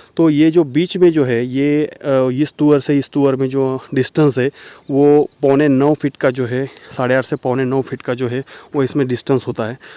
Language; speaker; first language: Hindi; non-native, local second language; Marathi